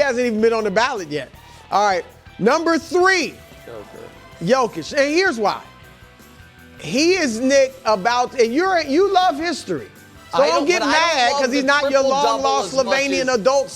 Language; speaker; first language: English; native; English